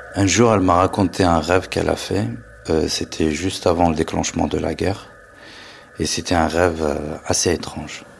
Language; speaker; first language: French; non-native, local second language; Kabyle